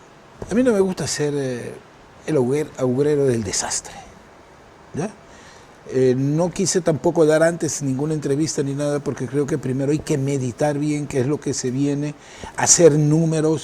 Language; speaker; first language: Spanish; native; Spanish